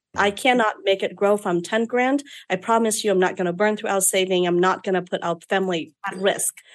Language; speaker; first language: English; non-native, fluent; Vietnamese